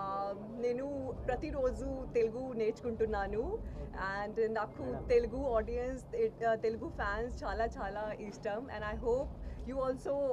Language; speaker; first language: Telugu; non-native, learner; Hindi